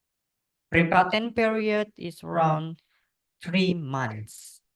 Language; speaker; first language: English; non-native, learner; Indonesian